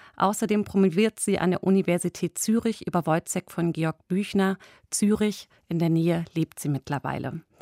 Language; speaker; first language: German; native; German